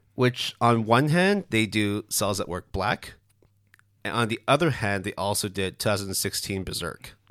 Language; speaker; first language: English; non-native, fluent; Cantonese